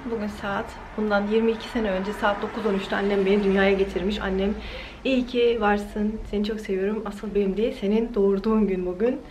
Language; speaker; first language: Turkish; early bilingual, heritage; Turkish